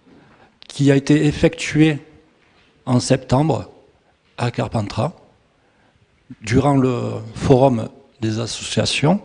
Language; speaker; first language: French; native; French